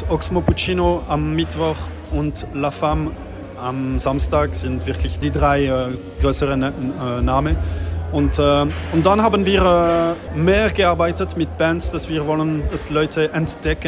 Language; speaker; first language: German; non-native, local second language; French